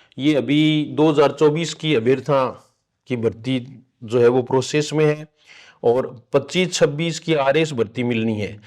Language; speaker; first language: Hindi; native; Hindi